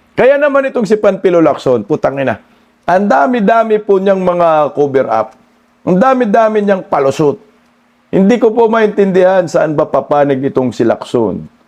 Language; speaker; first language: Filipino; non-native, local second language; Cebuano